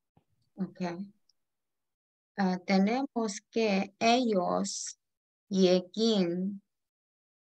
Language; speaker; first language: Spanish; non-native, learner; Chinese